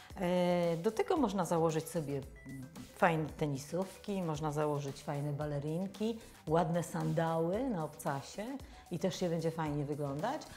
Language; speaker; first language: Polish; native; Polish